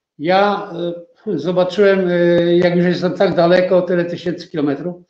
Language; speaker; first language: Polish; native; Polish